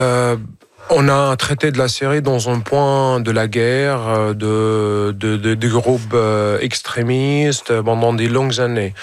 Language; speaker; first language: French; non-native, fluent; Arabic